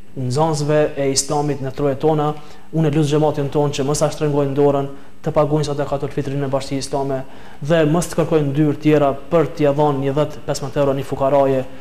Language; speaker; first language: Albanian; native; Albanian